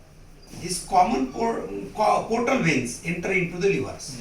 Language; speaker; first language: English; non-native, local second language; Marathi